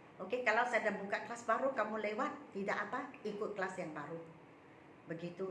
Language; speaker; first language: Malay; non-native, local second language; Chinese